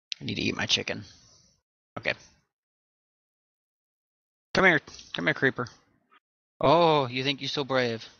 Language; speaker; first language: English; native; English